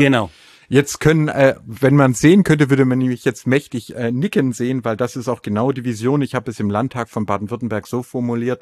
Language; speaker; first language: German; native; German